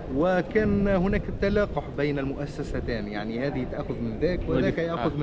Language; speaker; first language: Arabic; native; Arabic